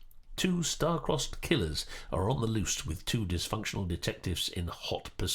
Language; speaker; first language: English; native; English